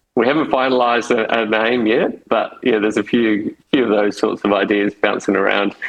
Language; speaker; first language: English; native; English